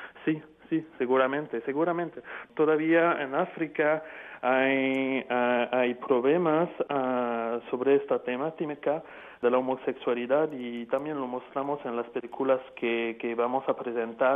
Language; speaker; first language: Spanish; non-native, fluent; French